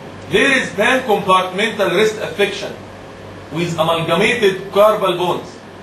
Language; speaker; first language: English; non-native, fluent; Arabic